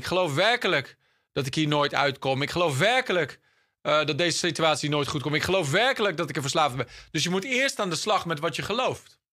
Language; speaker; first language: Dutch; non-native, fluent; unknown